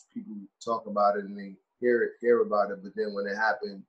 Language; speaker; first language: English; native; English